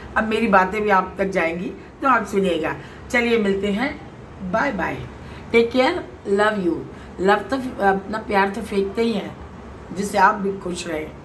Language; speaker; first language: Hindi; native; Hindi